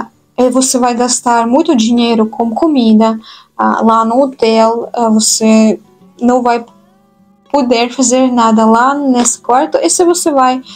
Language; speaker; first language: Portuguese; non-native, fluent; Russian